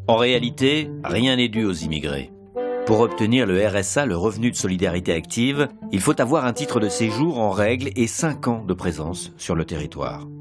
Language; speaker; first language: French; native; French